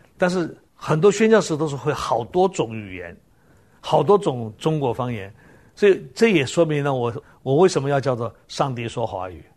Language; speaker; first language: Chinese; native; Chinese